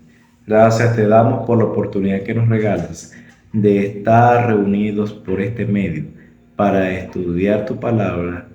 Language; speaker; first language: Spanish; native; Spanish